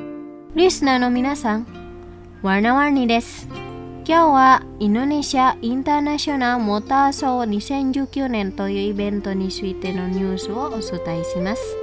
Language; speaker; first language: Japanese; non-native, fluent; Indonesian